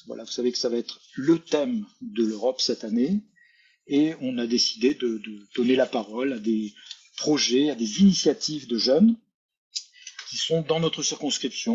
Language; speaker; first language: French; native; French